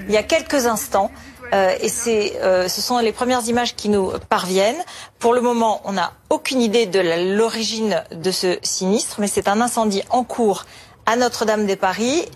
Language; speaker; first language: French; non-native, learner; English